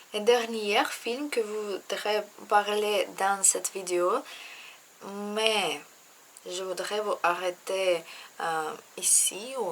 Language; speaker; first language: French; non-native, learner; Russian